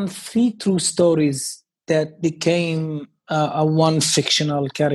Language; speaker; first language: English; non-native, fluent; Hebrew